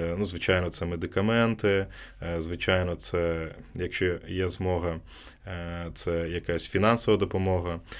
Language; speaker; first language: Ukrainian; non-native, local second language; Crimean Tatar